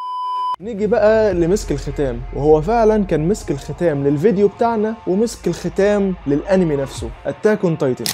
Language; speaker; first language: Arabic; native; Arabic